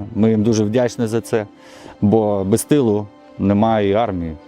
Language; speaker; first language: Ukrainian; non-native, local second language; Russian